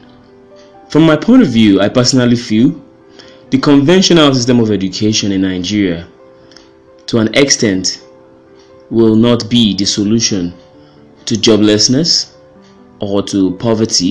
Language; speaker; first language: English; non-native, local second language; Yoruba